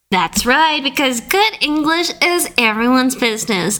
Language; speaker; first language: English; non-native, fluent; Chinese